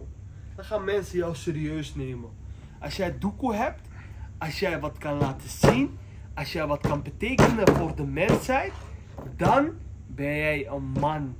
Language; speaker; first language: Dutch; early bilingual, other home language; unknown